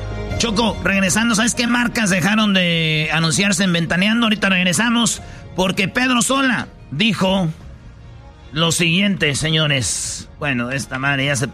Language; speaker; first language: Spanish; native; Spanish